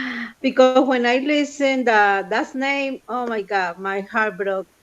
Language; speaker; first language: English; non-native, learner; Spanish